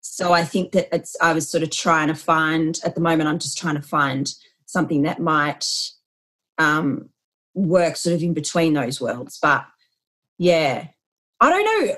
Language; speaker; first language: English; native; English